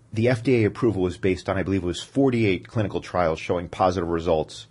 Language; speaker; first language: English; native; English